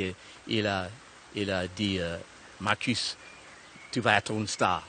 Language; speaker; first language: French; non-native, learner; English